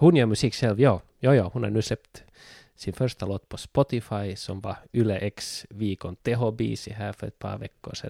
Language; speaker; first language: Swedish; native; Swedish